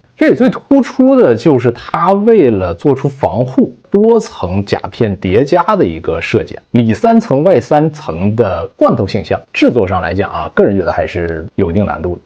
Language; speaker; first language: Chinese; native; Chinese